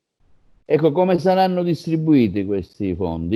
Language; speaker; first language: Italian; native; Italian